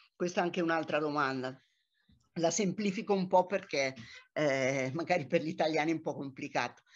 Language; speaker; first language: Italian; native; Italian